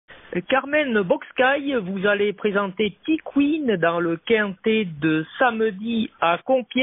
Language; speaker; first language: French; native; French